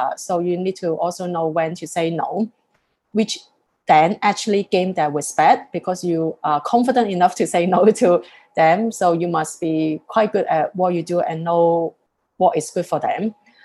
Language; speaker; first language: English; non-native, local second language; Cantonese